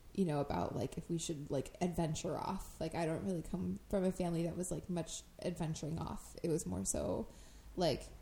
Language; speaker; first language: English; native; English